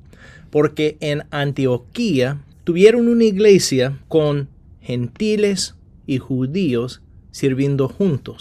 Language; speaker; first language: Spanish; non-native, fluent; English